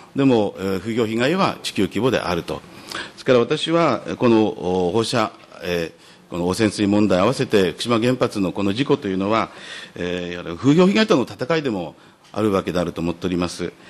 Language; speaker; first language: Japanese; native; Japanese